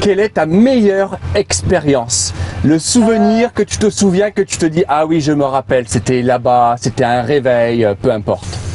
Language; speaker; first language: French; native; French